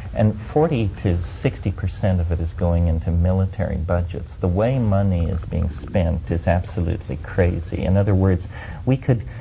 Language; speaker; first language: English; native; English